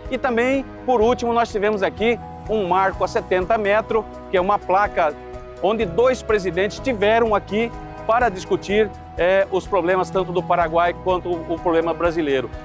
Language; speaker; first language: Portuguese; native; Portuguese